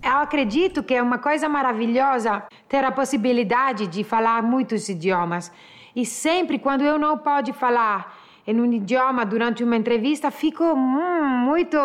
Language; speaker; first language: Portuguese; non-native, learner; Italian